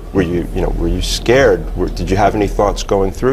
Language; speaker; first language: English; native; English